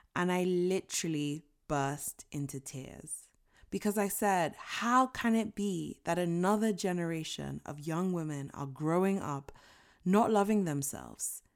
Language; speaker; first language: English; non-native, local second language; Yoruba